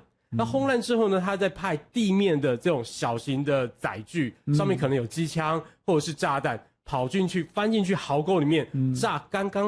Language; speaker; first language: Chinese; native; Chinese